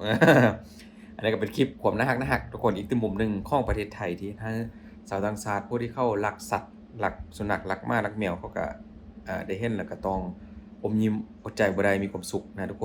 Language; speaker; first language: Thai; non-native, local second language; Lao